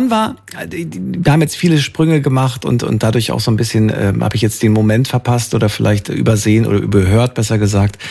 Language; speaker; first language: German; native; German